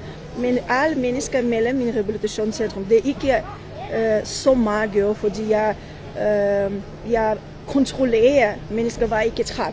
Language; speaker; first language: Danish; non-native, learner; Armenian